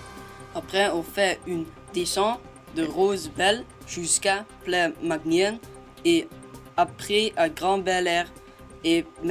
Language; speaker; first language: French; non-native, learner; Dutch